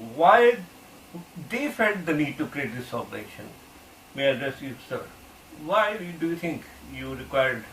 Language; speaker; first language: English; non-native, local second language; Hindi